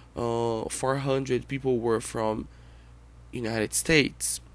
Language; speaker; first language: English; non-native, fluent; Portuguese